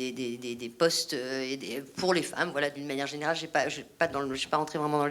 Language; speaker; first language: French; native; French